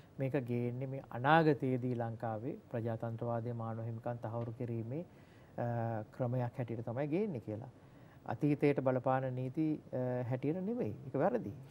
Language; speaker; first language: Sinhala; native; Sinhala